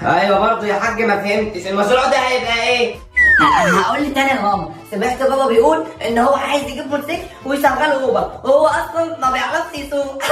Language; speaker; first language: Arabic; native; Arabic